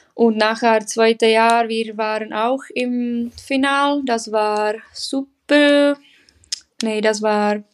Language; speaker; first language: German; non-native, learner; Czech